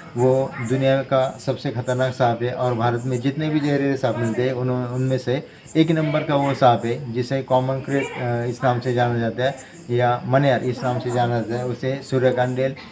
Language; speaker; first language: Hindi; non-native, local second language; Marathi